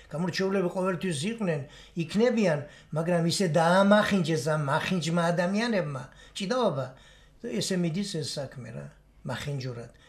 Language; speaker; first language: Georgian; native; Georgian